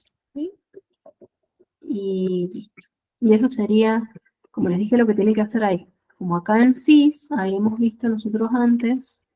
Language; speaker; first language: Spanish; native; Spanish